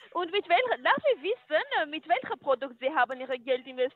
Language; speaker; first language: German; non-native, learner; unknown